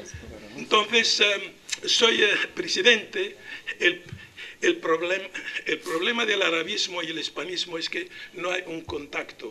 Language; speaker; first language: Spanish; non-native, local second language; Arabic